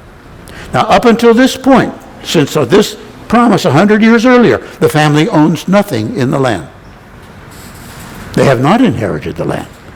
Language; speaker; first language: English; native; English